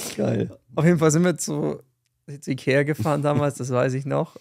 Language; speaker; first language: German; native; German